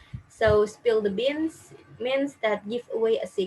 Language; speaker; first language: English; non-native, fluent; Indonesian